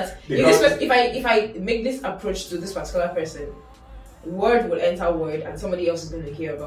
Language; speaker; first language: English; non-native, local second language; Yoruba